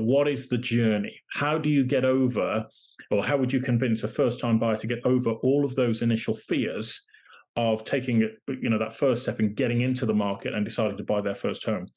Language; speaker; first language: English; native; English